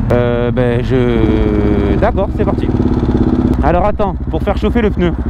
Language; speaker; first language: French; native; French